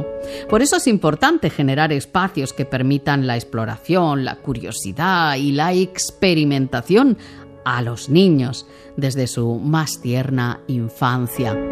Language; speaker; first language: Spanish; native; Spanish